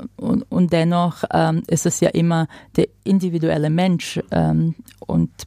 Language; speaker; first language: German; non-native, fluent; Croatian